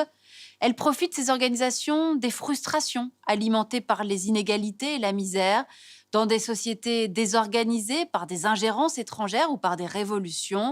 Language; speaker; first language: French; native; French